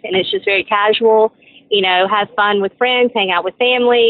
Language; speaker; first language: English; native; English